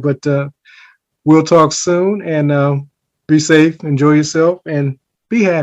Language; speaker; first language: English; native; English